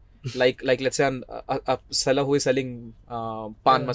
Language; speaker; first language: English; non-native, local second language; Odia